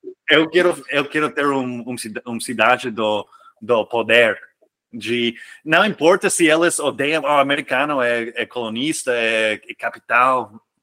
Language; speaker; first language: Portuguese; non-native, fluent; English